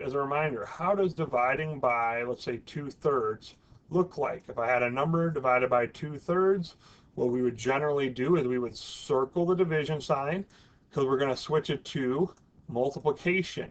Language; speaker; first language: English; native; English